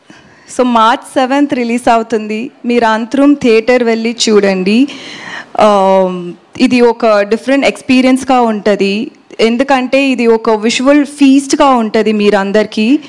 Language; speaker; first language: Telugu; non-native, learner; Tamil